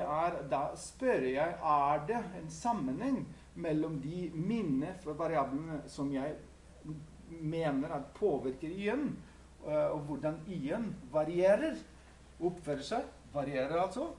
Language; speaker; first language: Norwegian; non-native, fluent; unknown